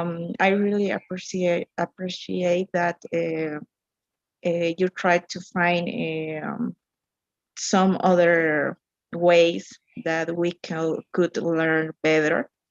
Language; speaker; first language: English; non-native, learner; Spanish